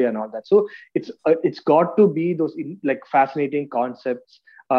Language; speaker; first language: English; non-native, local second language; Malayalam